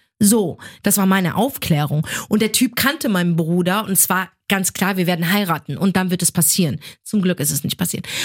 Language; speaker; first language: German; early bilingual, other home language; Arabic